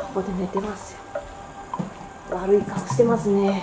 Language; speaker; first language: Japanese; native; Japanese